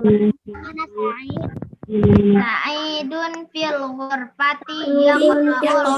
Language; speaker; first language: Arabic; non-native, learner; Indonesian